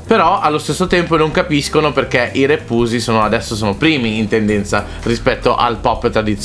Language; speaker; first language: Italian; native; Italian